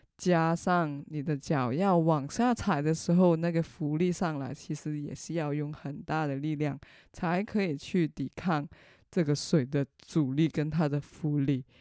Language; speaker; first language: Chinese; non-native, local second language; Cantonese